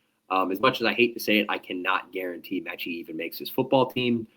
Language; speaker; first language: English; native; English